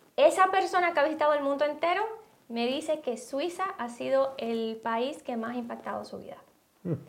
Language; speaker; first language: Spanish; native; Spanish